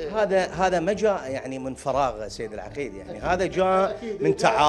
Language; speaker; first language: Arabic; native; Arabic